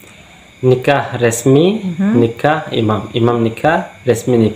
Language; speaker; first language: Indonesian; non-native, learner; Turkish